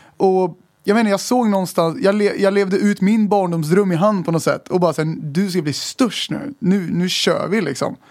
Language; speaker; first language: Swedish; native; Swedish